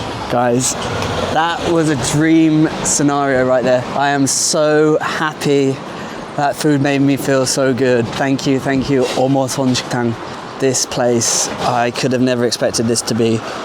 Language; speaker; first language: English; native; English